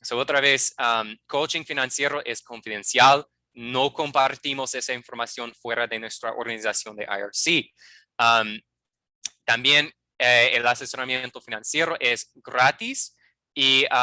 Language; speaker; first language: Spanish; non-native, fluent; English